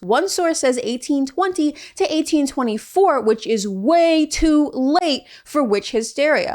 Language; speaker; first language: English; native; English